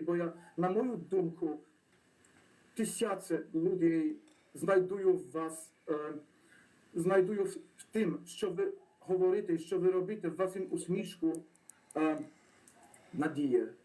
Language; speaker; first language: Ukrainian; non-native, learner; Polish